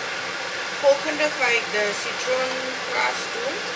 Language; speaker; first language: Dutch; non-native, learner; Malay